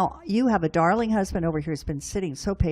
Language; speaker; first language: English; native; English